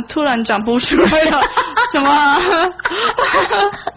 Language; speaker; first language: Chinese; non-native, fluent; Japanese